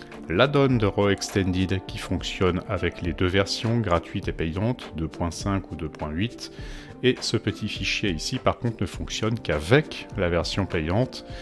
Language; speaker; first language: French; native; French